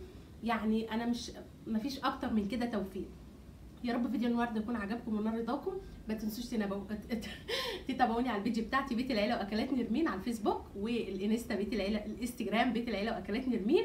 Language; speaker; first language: Arabic; native; Arabic